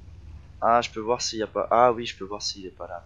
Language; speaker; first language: French; native; French